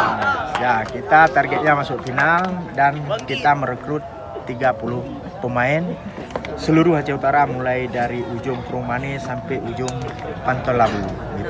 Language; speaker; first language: Indonesian; non-native, local second language; Achinese